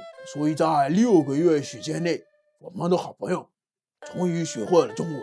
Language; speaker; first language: Chinese; non-native, fluent; French